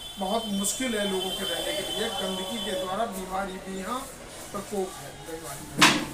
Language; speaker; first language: Hindi; native; Hindi